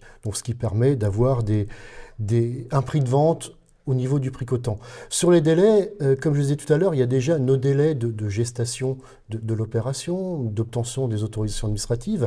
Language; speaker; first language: French; native; French